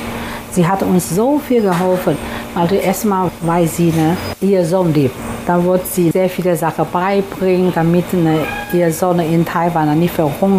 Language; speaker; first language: German; non-native, fluent; Chinese